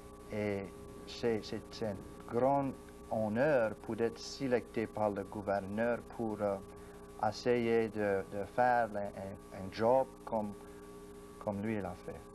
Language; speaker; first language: French; non-native, local second language; English